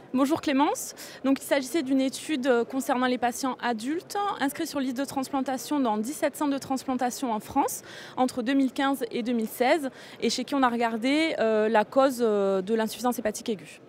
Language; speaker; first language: French; native; French